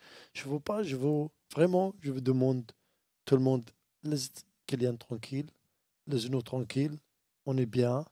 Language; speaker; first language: French; non-native, learner; Arabic